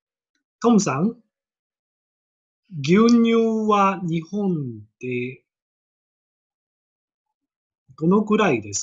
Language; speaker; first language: Japanese; non-native, learner; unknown